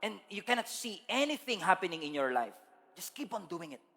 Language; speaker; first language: English; non-native, local second language; Filipino